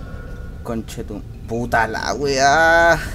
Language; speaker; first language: Spanish; native; Spanish